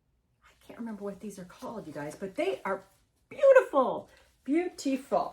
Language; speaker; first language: English; native; English